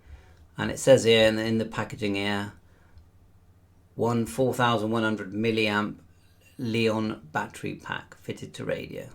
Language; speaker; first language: English; native; English